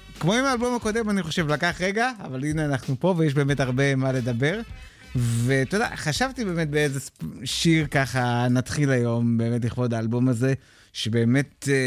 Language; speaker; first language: Hebrew; native; Hebrew